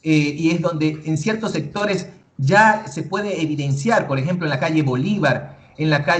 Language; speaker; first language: Spanish; native; Spanish